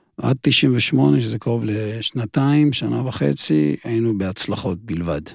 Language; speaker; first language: Hebrew; non-native, fluent; Russian